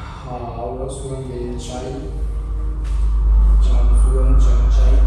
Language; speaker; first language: Vietnamese; non-native, fluent; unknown